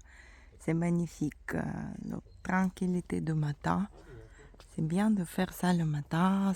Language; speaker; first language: French; non-native, fluent; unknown